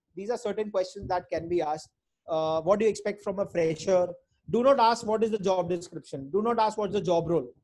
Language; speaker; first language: English; non-native, local second language; Hindi